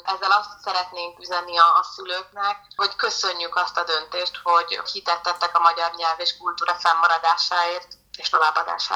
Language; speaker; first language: Hungarian; native; Hungarian